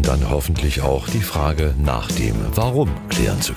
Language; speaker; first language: German; native; German